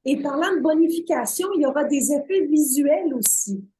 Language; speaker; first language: French; native; French